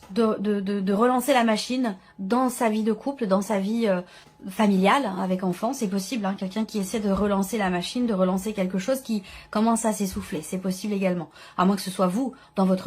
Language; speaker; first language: French; native; French